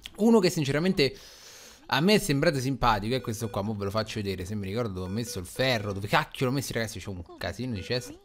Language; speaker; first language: Italian; native; Italian